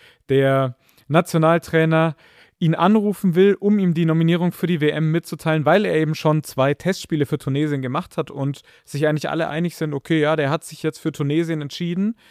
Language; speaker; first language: German; native; German